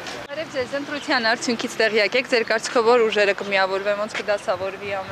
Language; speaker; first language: Armenian; native; Armenian